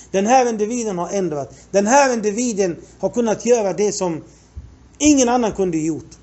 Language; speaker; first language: Swedish; non-native, fluent; Arabic